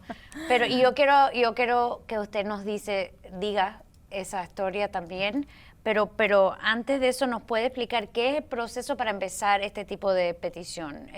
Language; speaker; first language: Spanish; early bilingual, heritage; Spanish